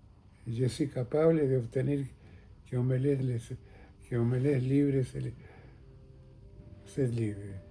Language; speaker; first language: French; non-native, fluent; Spanish